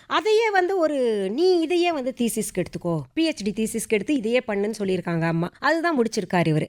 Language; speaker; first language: Tamil; non-native, local second language; Hindi